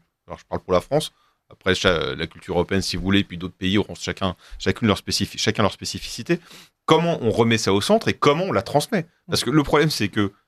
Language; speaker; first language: French; native; French